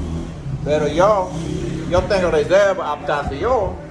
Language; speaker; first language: Spanish; non-native, learner; English